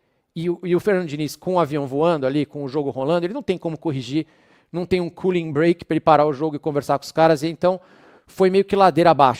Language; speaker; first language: Portuguese; native; Portuguese